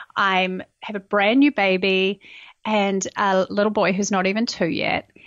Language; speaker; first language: English; native; English